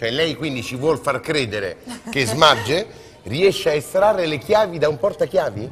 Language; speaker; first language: Italian; native; Italian